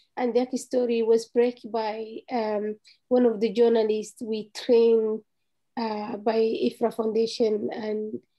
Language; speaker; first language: English; non-native, fluent; Somali